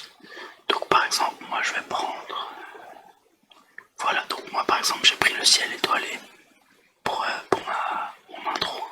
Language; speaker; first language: French; native; French